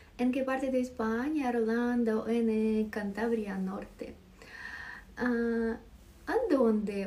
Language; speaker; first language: Spanish; non-native, learner; Russian